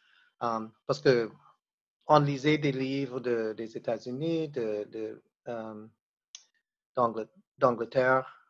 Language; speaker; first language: French; non-native, fluent; English